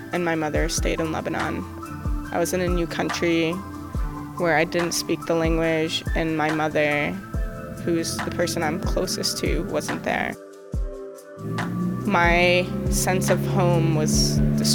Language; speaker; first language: English; early bilingual, other home language; Arabic